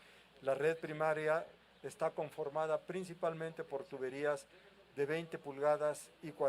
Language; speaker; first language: Spanish; native; Spanish